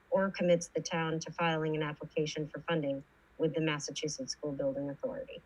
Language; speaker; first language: English; native; English